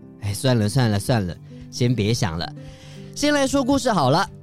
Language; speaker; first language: Chinese; native; Chinese